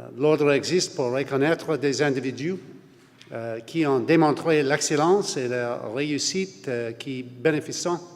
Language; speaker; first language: French; non-native, local second language; English